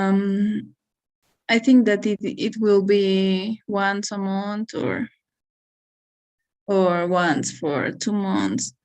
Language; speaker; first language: English; non-native, learner; Spanish